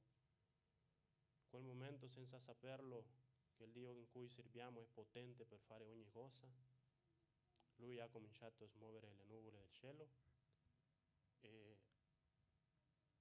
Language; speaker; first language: Italian; non-native, fluent; Spanish